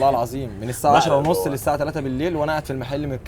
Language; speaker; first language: Arabic; native; Arabic